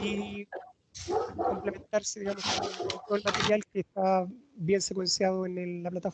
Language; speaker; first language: Spanish; native; Spanish